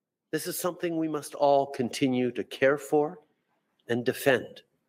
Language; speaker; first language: English; early bilingual, other home language; French